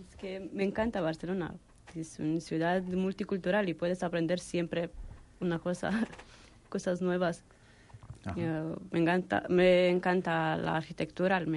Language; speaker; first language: Spanish; non-native, fluent; Romanian